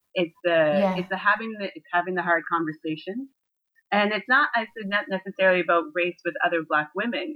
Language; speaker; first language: English; native; English